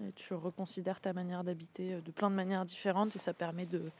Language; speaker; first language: French; native; French